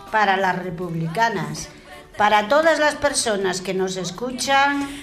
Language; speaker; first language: Spanish; native; Spanish